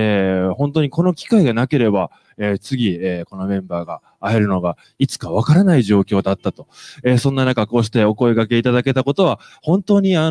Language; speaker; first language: Japanese; native; Japanese